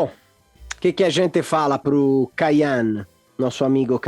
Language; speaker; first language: Portuguese; non-native, fluent; Italian